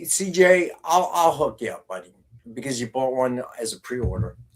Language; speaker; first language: English; native; English